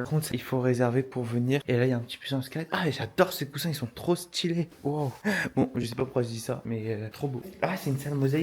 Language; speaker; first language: French; native; French